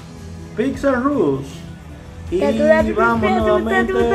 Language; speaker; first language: Spanish; native; Spanish